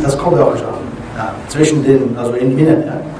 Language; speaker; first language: German; non-native, learner; Arabic